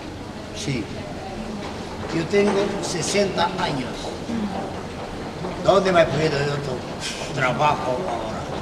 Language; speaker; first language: Spanish; non-native, learner; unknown